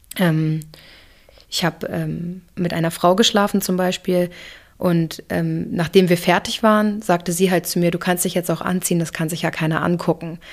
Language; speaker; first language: German; early bilingual, other home language; English